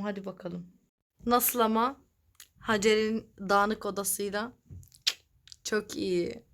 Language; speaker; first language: Turkish; early bilingual, other home language; Arabic